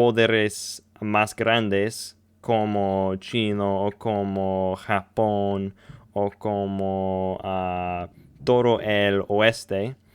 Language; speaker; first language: Spanish; non-native, learner; English